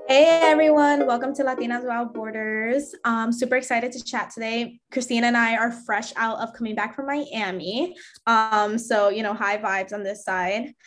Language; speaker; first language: English; native; English